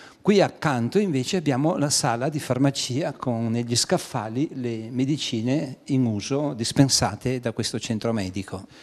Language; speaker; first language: Italian; native; Italian